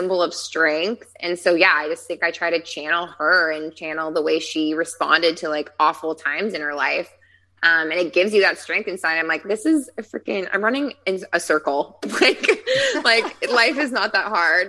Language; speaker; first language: English; native; English